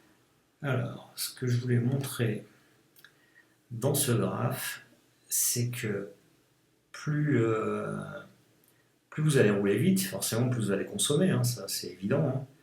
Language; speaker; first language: French; native; French